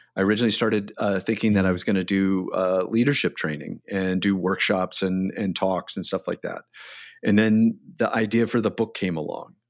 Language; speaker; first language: English; native; English